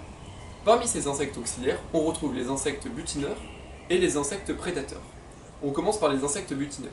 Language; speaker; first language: French; native; French